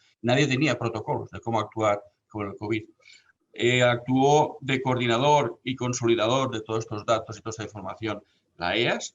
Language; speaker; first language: Spanish; native; Spanish